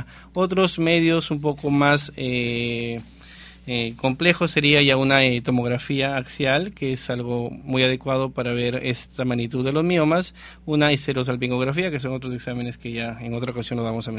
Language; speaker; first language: Spanish; native; Spanish